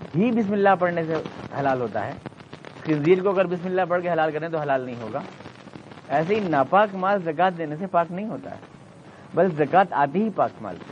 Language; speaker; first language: Urdu; native; Urdu